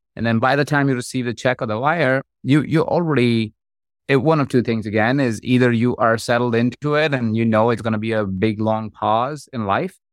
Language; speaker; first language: English; non-native, local second language; Hindi